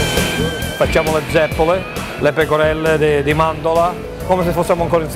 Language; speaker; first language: Italian; native; Italian